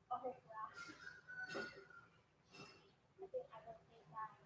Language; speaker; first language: English; non-native, learner; Vietnamese